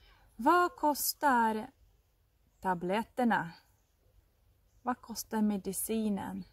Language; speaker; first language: Swedish; non-native, fluent; Russian